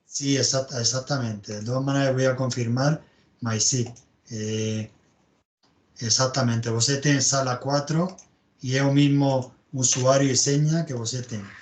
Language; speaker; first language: Portuguese; non-native, learner; Spanish